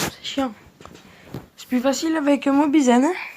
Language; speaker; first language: French; native; French